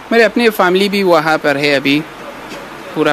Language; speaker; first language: Hindi; non-native, learner; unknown